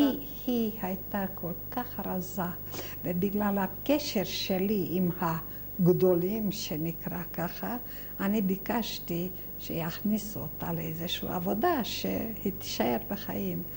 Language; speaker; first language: Hebrew; non-native, fluent; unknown